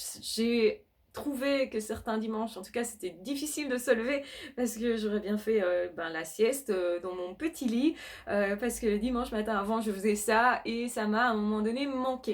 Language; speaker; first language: French; native; French